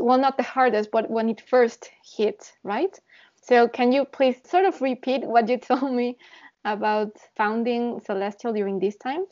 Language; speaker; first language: English; non-native, fluent; Spanish